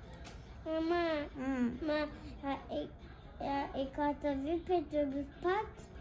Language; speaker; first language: Russian; early bilingual, heritage; Russian